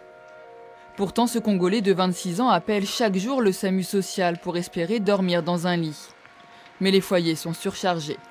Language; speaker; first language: French; native; French